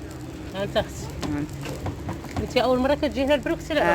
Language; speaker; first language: Arabic; native; Arabic